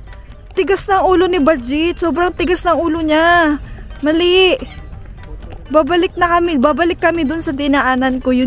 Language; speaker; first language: Filipino; native; Filipino